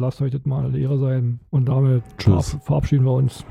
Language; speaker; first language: German; native; German